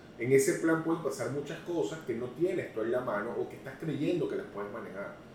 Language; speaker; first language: Spanish; native; Spanish